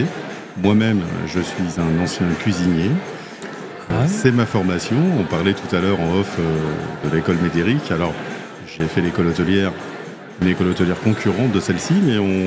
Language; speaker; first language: French; native; French